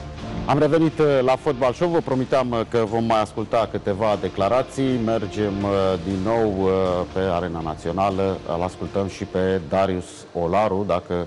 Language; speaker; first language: Romanian; native; Romanian